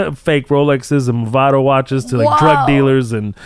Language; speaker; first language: English; early bilingual, other home language; Arabic